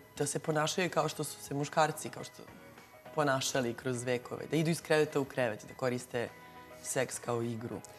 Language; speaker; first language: Serbian; native; Serbian